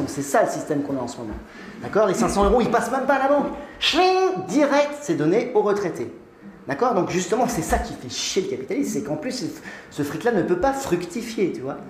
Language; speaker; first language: French; native; French